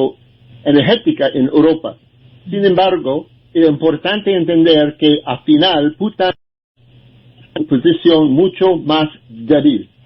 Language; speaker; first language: Spanish; non-native, learner; English